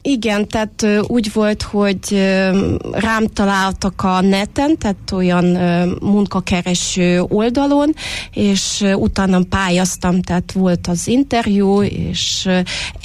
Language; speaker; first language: Hungarian; non-native, fluent; Russian